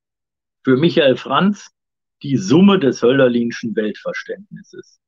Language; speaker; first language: German; native; German